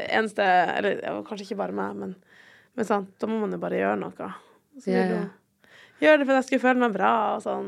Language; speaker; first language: Norwegian; native; Norwegian